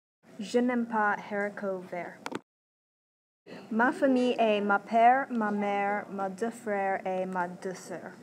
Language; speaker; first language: French; non-native, learner; English